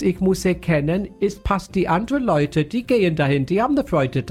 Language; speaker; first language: German; non-native, fluent; English